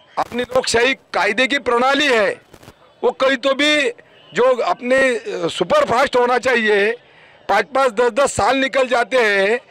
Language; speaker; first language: Hindi; non-native, local second language; Marathi